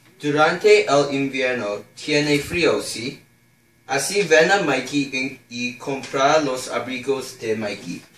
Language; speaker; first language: Spanish; non-native, learner; English